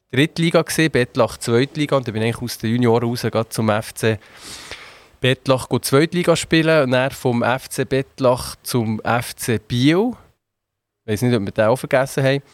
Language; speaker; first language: German; native; German